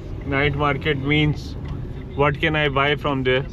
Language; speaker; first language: English; non-native, local second language; Urdu